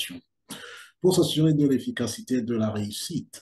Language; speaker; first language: French; non-native, local second language; Kinyarwanda